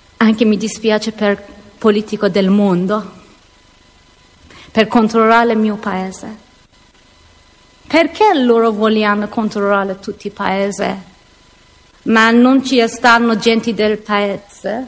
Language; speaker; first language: Italian; non-native, learner; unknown